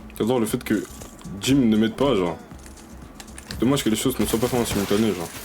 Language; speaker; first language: French; native; French